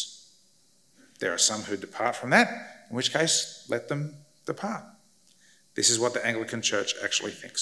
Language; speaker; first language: English; native; English